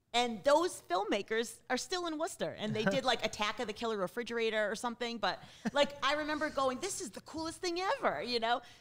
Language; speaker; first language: English; native; English